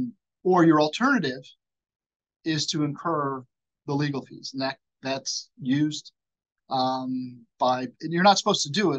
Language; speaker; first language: English; native; English